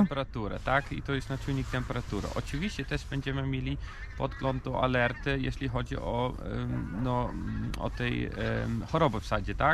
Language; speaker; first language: Polish; non-native, learner; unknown